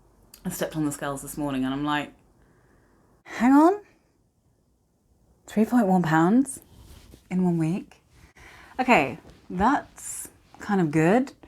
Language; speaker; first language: English; native; English